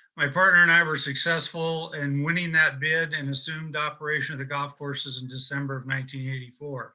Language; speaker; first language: English; native; English